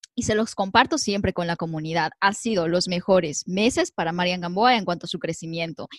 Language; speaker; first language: Spanish; native; Spanish